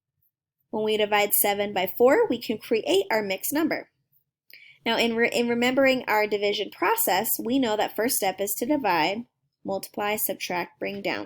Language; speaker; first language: English; native; English